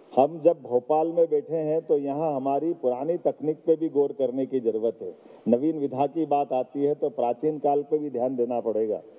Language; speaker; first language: Hindi; native; Hindi